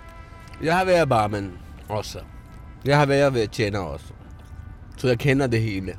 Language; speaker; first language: Danish; non-native, fluent; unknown